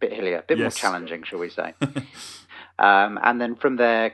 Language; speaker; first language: English; native; English